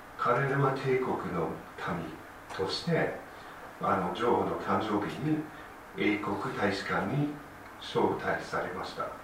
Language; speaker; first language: Japanese; non-native, fluent; English